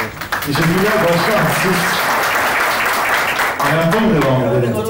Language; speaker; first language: Turkish; native; Turkish